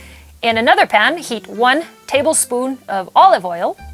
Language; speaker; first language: English; non-native, local second language; French